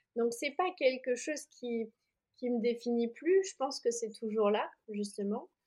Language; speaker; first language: French; native; French